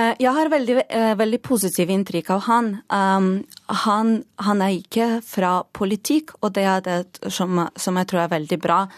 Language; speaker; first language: Norwegian; non-native, fluent; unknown